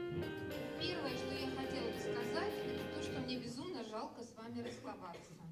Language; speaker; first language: Russian; native; Russian